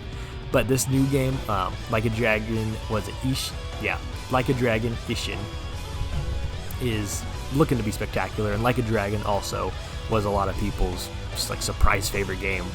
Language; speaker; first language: English; native; English